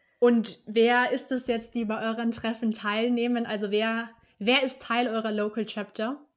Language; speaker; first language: German; native; German